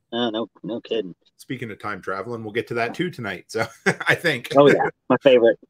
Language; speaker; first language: English; native; English